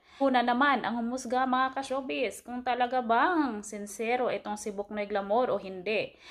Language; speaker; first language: Filipino; non-native, local second language; Cebuano